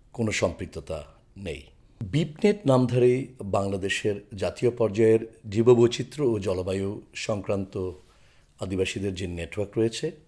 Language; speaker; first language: Bangla; non-native, local second language; Chakma